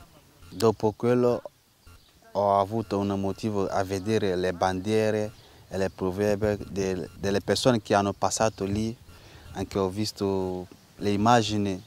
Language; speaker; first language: Italian; non-native, learner; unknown